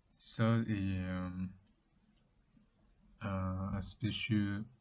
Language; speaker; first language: French; non-native, learner; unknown